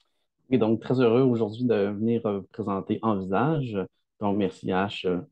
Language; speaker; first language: French; native; French